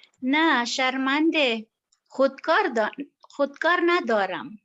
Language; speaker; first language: Persian; non-native, learner; Indonesian